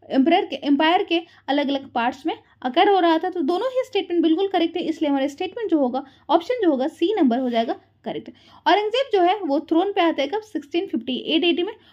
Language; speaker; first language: Hindi; native; Hindi